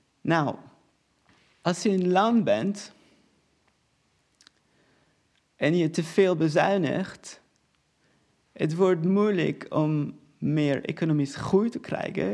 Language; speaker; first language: Dutch; non-native, fluent; Portuguese